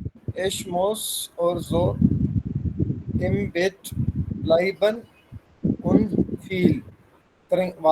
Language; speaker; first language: German; non-native, learner; Urdu